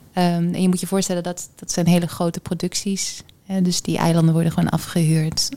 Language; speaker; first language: Dutch; early bilingual, heritage; Dutch